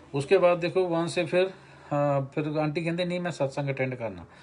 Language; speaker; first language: Hindi; non-native, local second language; Punjabi